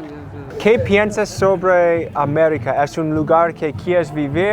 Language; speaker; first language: Spanish; non-native, learner; English